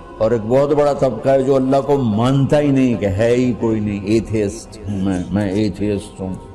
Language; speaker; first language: Urdu; non-native, local second language; Punjabi